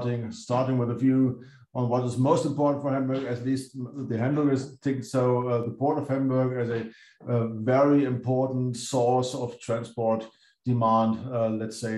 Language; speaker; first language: English; non-native, fluent; German